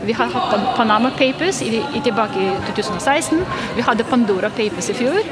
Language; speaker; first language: Norwegian; non-native, fluent; Russian